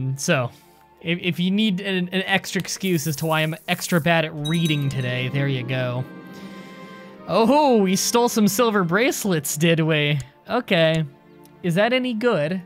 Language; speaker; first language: English; native; English